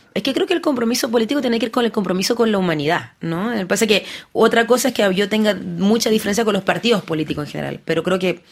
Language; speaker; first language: Spanish; early bilingual, heritage; French